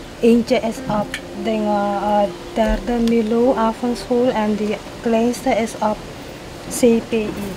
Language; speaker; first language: Dutch; non-native, local second language; Caribbean Hindustani